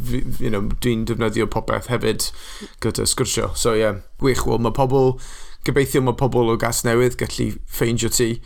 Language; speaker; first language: Welsh; non-native, local second language; English